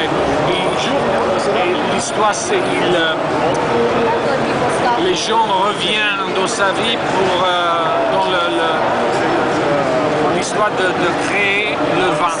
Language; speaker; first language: French; non-native, learner; English